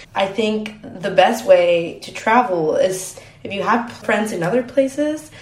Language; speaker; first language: English; non-native, fluent; Spanish